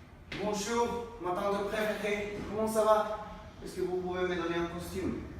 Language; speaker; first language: French; non-native, learner; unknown